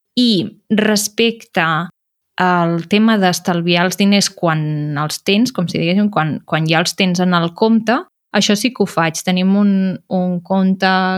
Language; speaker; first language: Catalan; native; Catalan